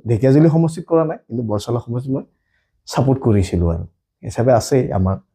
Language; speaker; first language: Assamese; non-native, local second language; Bodo